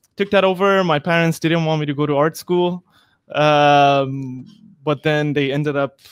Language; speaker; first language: English; non-native, fluent; Persian